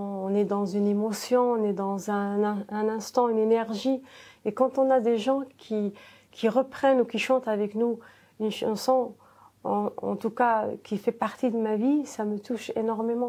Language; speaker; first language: French; non-native, local second language; Arabic